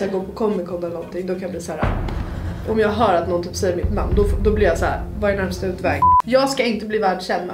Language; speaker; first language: Swedish; native; Swedish